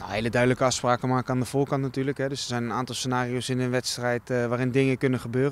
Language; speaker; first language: Dutch; native; Dutch